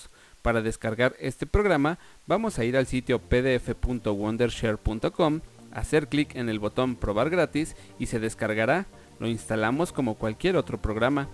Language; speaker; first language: Spanish; native; Spanish